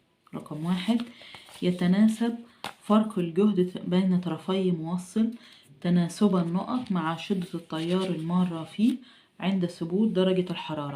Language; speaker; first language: Arabic; native; Arabic